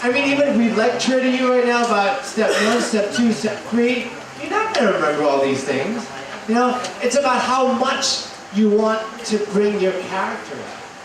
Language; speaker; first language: English; early bilingual, other home language; Thai